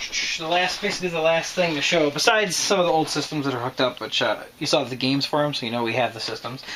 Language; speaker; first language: English; native; English